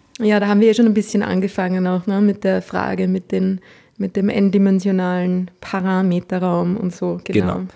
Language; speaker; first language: German; native; German